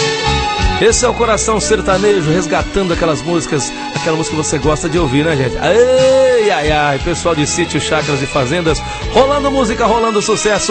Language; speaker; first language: Portuguese; native; Portuguese